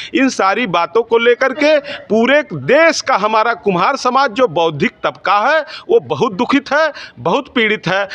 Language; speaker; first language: Hindi; native; Hindi